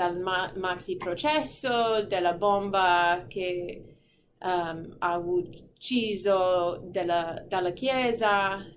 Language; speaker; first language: Italian; non-native, fluent; English